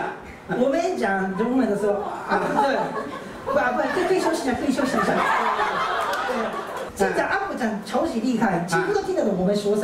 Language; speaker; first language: Chinese; non-native, learner; Japanese